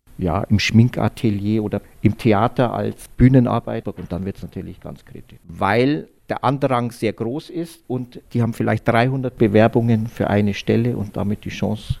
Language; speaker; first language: German; native; German